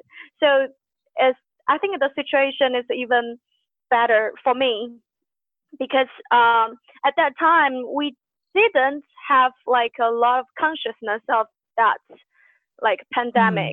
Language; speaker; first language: English; non-native, fluent; Chinese